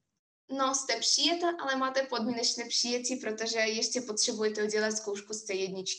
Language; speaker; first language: Czech; non-native, fluent; Russian